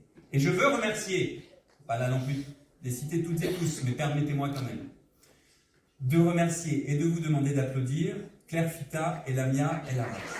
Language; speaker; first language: French; native; French